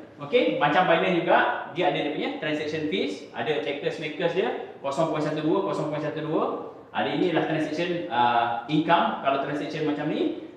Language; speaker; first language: Malay; native; Malay